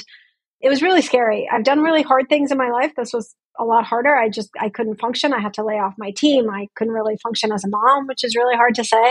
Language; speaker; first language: English; non-native, fluent; Russian